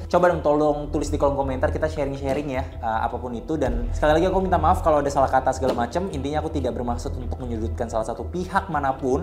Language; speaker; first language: Indonesian; native; Indonesian